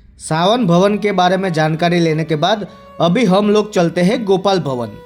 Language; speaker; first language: Hindi; non-native, local second language; Gujarati